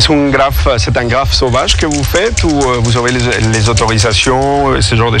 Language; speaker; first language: French; native; French